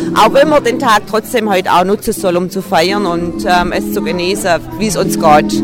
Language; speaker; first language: German; native; German